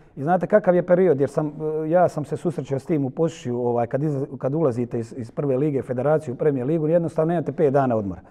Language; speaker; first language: Croatian; native; Croatian